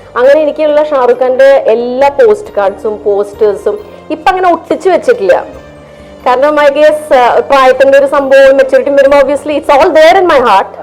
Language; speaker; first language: Malayalam; early bilingual, heritage; Malayalam